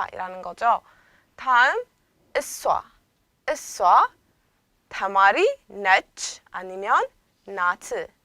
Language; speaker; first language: Korean; non-native, fluent; Amharic